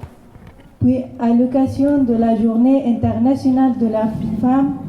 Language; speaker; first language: French; non-native, learner; Persian